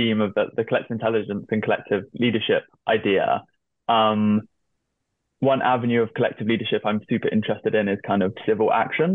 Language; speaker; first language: English; native; English